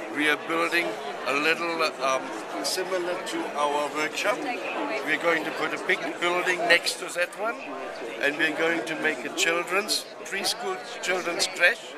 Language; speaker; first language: English; non-native, fluent; German